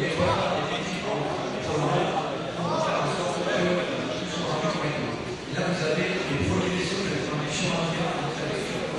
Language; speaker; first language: French; native; French